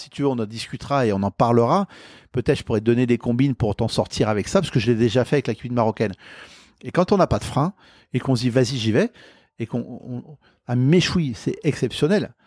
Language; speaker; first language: French; native; French